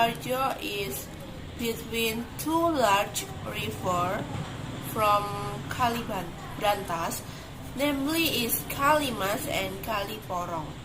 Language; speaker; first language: English; non-native, learner; Indonesian